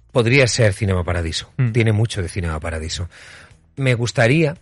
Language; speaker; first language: Spanish; native; Spanish